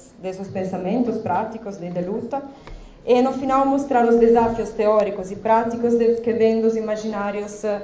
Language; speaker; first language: Portuguese; non-native, fluent; Italian